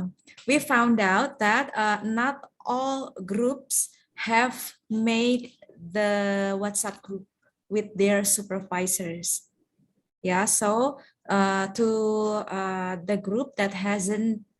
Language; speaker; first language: English; non-native, fluent; Indonesian